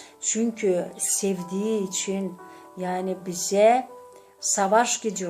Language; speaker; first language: Turkish; non-native, learner; Gagauz